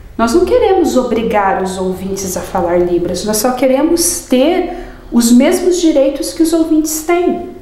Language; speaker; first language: Portuguese; native; Portuguese